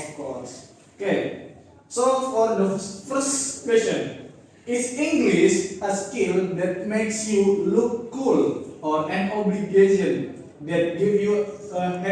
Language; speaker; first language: English; non-native, learner; Indonesian